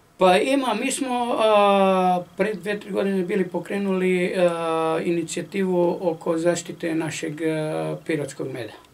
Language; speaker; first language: Serbian; native; Serbian